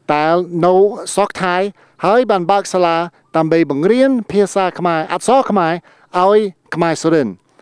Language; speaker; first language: Khmer; non-native, fluent; English